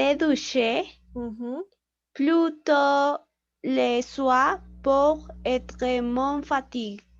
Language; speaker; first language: French; non-native, learner; Spanish